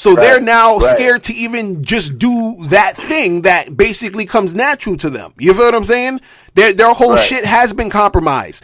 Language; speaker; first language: English; native; English